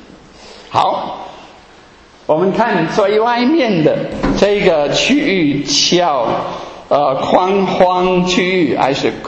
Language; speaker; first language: Chinese; non-native, fluent; German